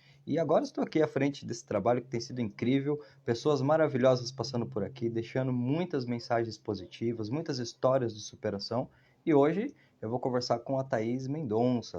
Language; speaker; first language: Portuguese; native; Portuguese